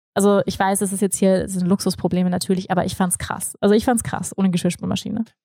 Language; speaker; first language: German; native; German